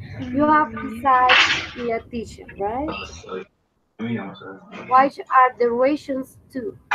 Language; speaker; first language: English; non-native, fluent; Spanish